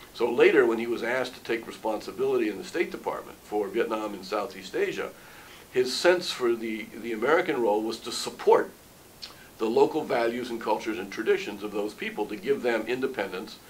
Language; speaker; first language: English; native; English